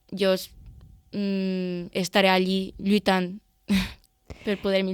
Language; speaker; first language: Catalan; non-native, local second language; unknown